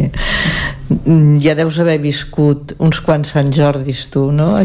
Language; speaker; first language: Catalan; native; Catalan